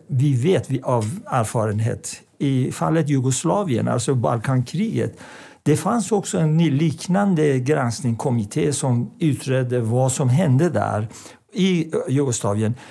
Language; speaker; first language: Swedish; non-native, fluent; Persian